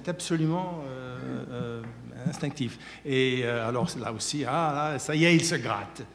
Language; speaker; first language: French; native; French